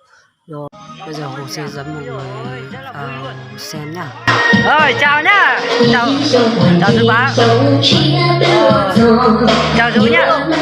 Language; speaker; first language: Vietnamese; non-native, local second language; Hmong